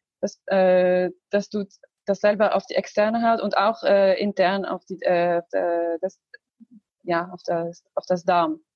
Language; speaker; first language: German; non-native, learner; Arabic